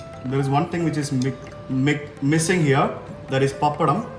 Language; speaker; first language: English; non-native, local second language; Malayalam